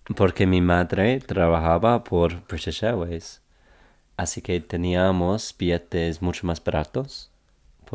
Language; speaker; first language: Spanish; non-native, fluent; English